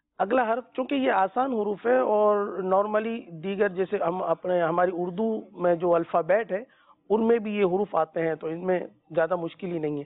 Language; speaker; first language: Urdu; native; Urdu